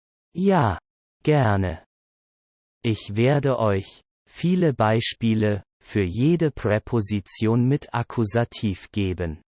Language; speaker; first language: German; non-native, learner; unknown